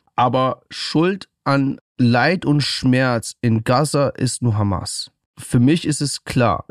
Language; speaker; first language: German; early bilingual, other home language; Persian